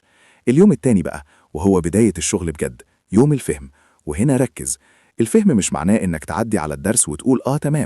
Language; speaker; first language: Arabic; native; Arabic